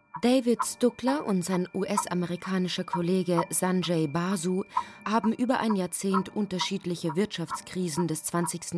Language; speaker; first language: German; native; German